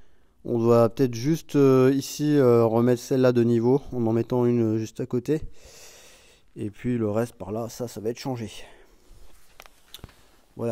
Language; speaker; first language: French; native; French